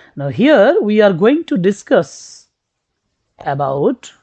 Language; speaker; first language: English; non-native, local second language; Bangla